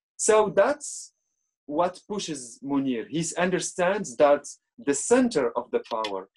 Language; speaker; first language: English; non-native, fluent; Arabic